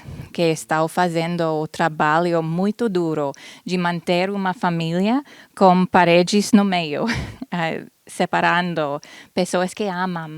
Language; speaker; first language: Portuguese; non-native, fluent; English